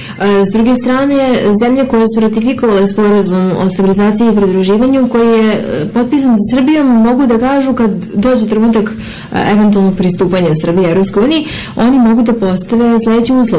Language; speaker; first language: Serbian; native; Serbian